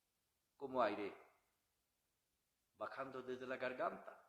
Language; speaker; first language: Spanish; non-native, learner; Bangla